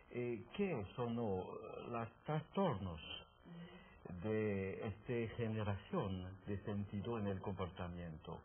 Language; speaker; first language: Spanish; non-native, fluent; French